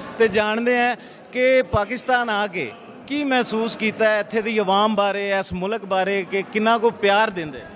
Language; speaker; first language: Punjabi; native; Punjabi